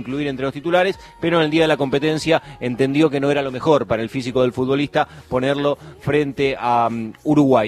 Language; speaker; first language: Spanish; native; Spanish